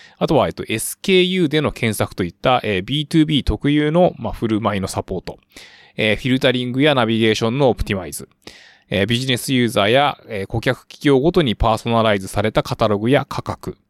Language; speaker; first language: Japanese; native; Japanese